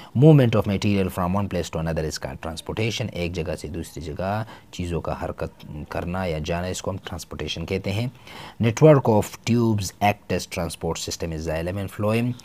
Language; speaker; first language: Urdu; non-native, local second language; Pashto